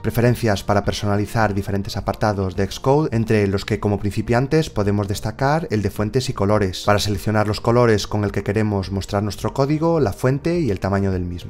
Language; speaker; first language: Spanish; native; Spanish